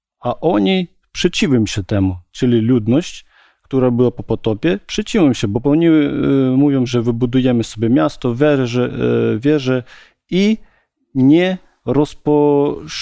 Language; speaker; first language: Polish; non-native, learner; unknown